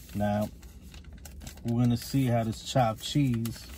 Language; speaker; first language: English; native; English